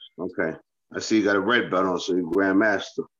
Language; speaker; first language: English; native; English